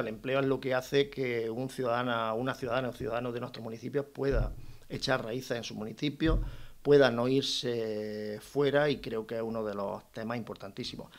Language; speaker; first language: Spanish; native; Spanish